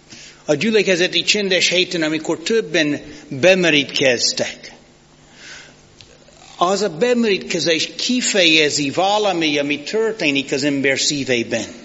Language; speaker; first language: Hungarian; non-native, fluent; English